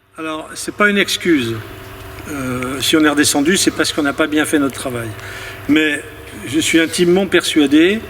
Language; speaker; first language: French; native; French